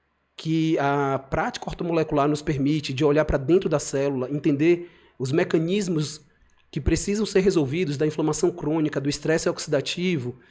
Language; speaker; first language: Portuguese; native; Portuguese